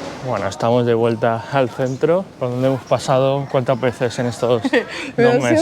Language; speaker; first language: Spanish; native; Spanish